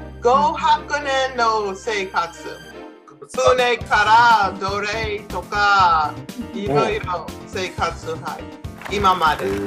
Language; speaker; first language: Japanese; non-native, fluent; English